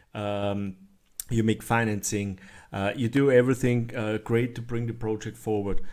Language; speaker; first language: English; non-native, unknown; German